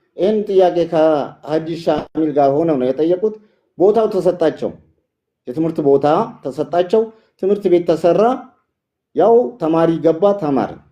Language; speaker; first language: Amharic; non-native, local second language; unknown